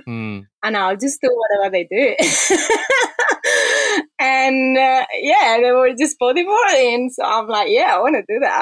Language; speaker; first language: English; non-native, fluent; Spanish